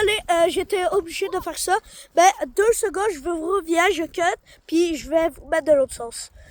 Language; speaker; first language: French; native; French